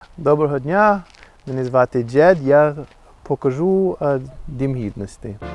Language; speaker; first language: Ukrainian; non-native, learner; English